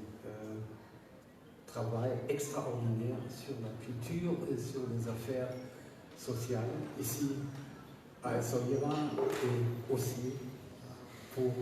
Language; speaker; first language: French; non-native, learner; German